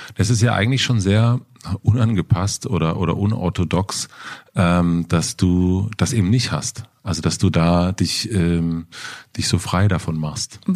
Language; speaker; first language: German; native; German